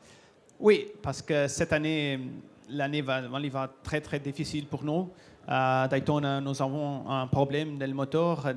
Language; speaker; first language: French; non-native, learner; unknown